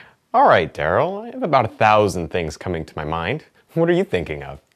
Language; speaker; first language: English; native; English